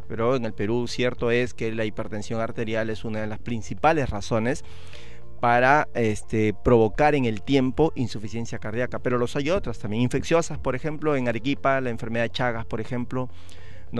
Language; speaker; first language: Spanish; native; Spanish